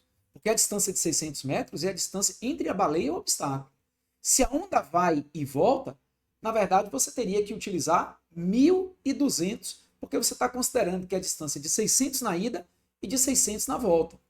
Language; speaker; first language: Portuguese; native; Portuguese